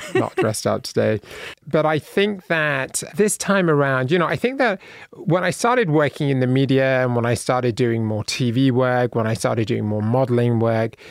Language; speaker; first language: English; native; English